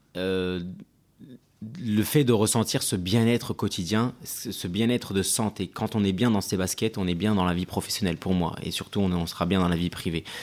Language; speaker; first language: French; early bilingual, other home language; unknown